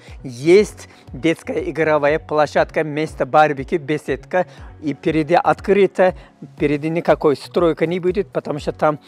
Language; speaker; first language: Russian; non-native, fluent; Turkish